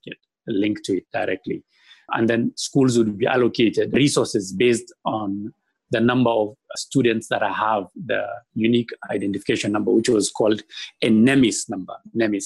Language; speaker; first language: English; non-native, local second language; Somali